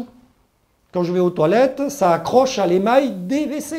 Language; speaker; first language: French; early bilingual, other home language; German